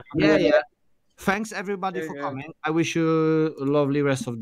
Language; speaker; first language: English; non-native, learner; Polish